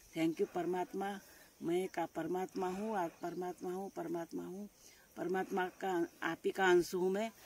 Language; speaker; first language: Hindi; non-native, local second language; Gujarati